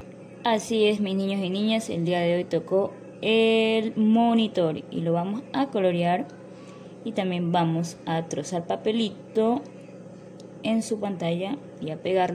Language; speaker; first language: Spanish; native; Spanish